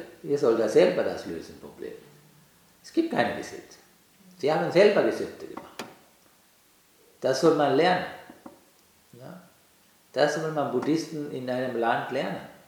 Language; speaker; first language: German; non-native, learner; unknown